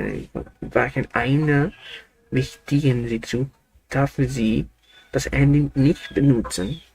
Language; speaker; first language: German; non-native, learner; Spanish